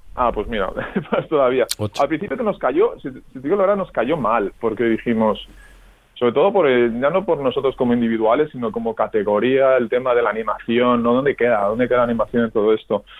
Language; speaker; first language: Spanish; native; Spanish